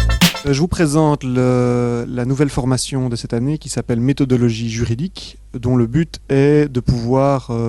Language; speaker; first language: French; native; French